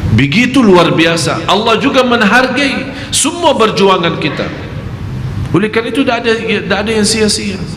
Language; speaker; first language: Malay; non-native, fluent; Arabic